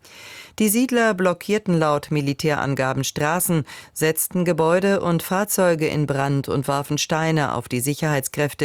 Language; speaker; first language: German; native; German